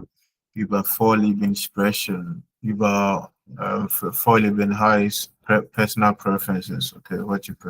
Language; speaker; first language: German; non-native, fluent; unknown